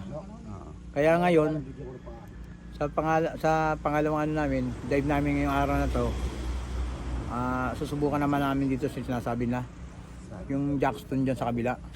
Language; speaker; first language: Filipino; native; Filipino